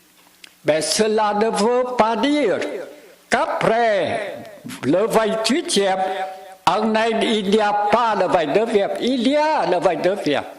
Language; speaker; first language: French; non-native, fluent; Vietnamese